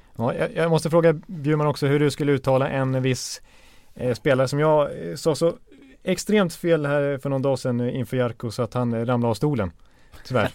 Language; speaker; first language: Swedish; native; Swedish